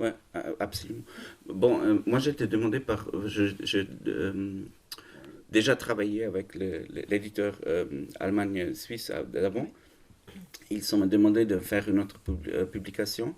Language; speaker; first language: French; non-native, learner; German